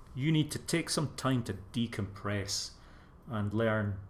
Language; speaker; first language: English; native; English